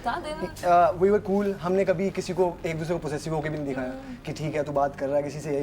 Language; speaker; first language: Hindi; native; Hindi